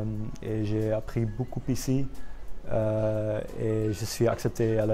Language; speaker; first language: French; non-native, learner; Dutch